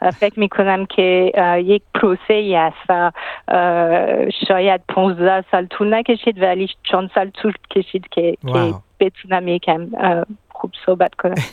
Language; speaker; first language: Persian; non-native, fluent; French